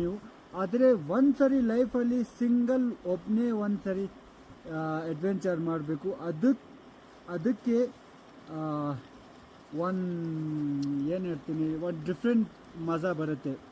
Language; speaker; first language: Kannada; non-native, fluent; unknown